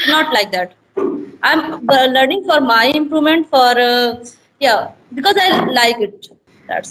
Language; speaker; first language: English; non-native, learner; Hindi